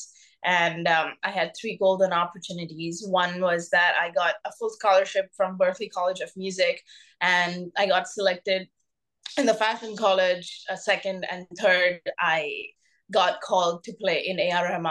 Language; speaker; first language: English; non-native, local second language; Bangla